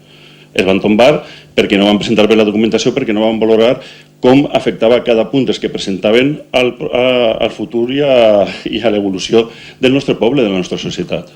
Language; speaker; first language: Catalan; native; Catalan